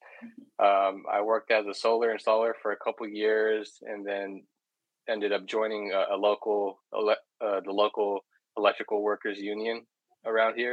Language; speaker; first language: English; native; English